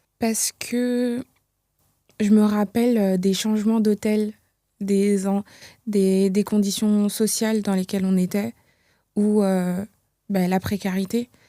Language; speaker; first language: French; early bilingual, other home language; Kinyarwanda